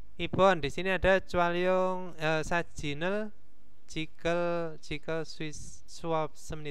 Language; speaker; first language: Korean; non-native, fluent; Indonesian